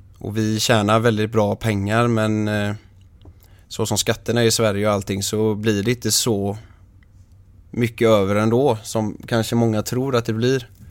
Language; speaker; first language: Swedish; native; Swedish